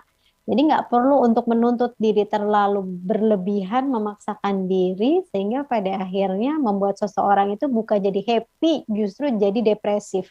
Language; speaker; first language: Indonesian; native; Indonesian